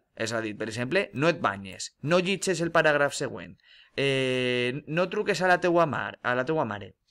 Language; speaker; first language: Catalan; non-native, local second language; Spanish